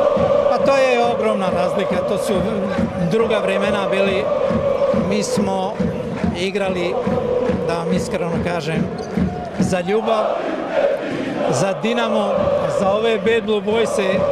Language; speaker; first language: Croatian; non-native, local second language; Albanian